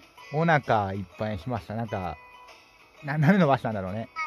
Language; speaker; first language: Japanese; native; Japanese